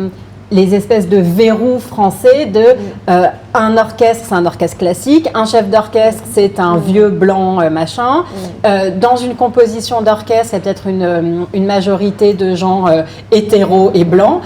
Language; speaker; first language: French; native; French